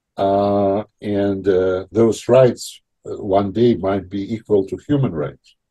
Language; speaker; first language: English; non-native, fluent; Russian